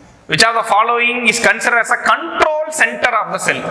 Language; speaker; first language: English; non-native, local second language; Tamil